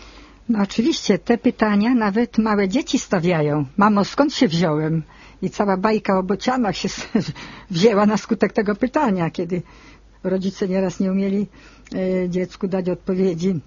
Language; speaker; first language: Polish; native; Polish